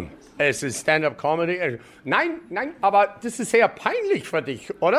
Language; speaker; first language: German; non-native, learner; English